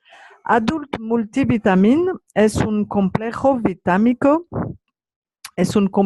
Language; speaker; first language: Spanish; non-native, learner; French